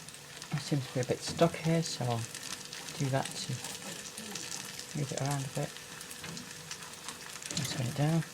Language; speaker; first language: English; native; English